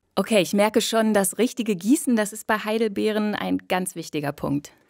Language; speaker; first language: German; native; German